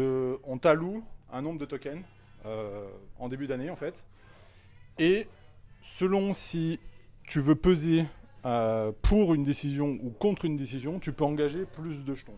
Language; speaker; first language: French; native; French